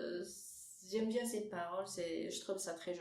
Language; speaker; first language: French; non-native, fluent; Japanese